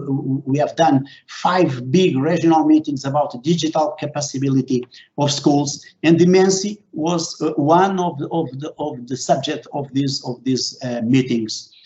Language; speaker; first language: English; non-native, fluent; Portuguese